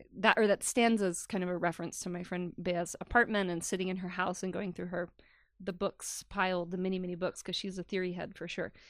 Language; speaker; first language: English; early bilingual, other home language; Spanish